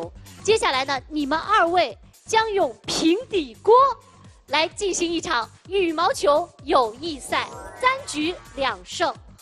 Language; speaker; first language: Chinese; native; Chinese